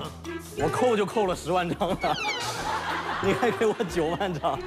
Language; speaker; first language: Chinese; native; Chinese